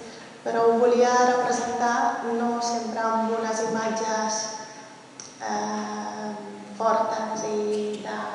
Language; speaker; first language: Catalan; early bilingual, heritage; Catalan